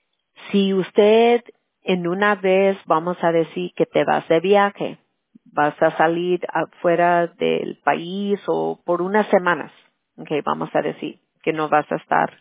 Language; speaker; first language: Spanish; early bilingual, heritage; Spanish